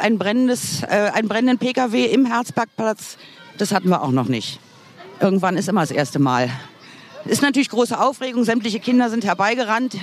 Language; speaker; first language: German; native; German